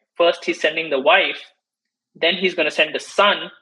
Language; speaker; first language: English; non-native, local second language; Hindi